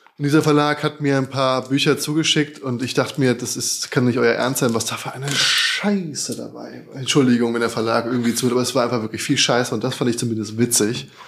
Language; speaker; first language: German; native; German